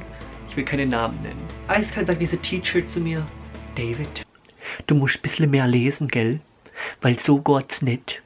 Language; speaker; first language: German; early bilingual, other home language; Filipino